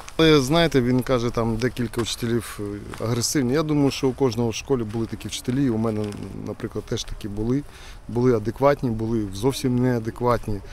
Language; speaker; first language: Ukrainian; non-native, local second language; Russian